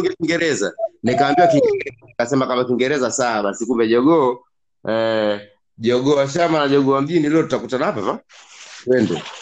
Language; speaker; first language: Swahili; native; Swahili